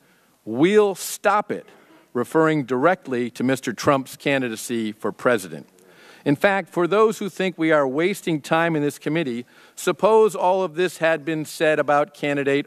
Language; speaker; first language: English; native; English